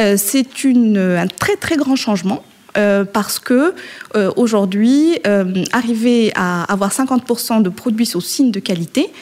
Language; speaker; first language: French; non-native, local second language; Arabic